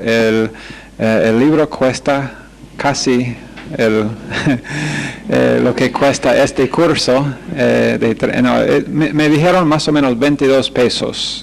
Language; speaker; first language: Spanish; non-native, fluent; English